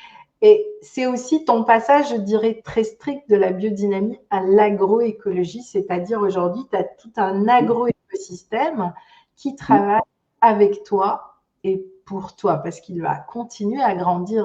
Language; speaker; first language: French; native; French